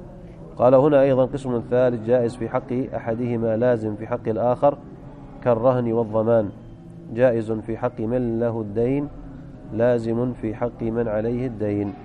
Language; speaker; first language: Arabic; native; Arabic